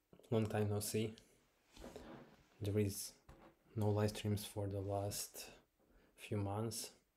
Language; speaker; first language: English; non-native, fluent; Ukrainian